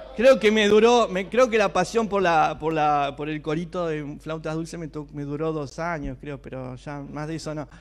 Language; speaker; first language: Spanish; native; Spanish